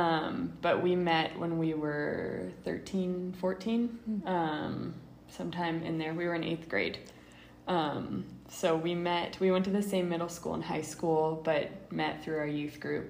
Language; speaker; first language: English; native; English